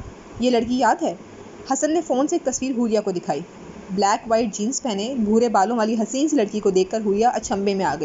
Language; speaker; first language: Urdu; native; Urdu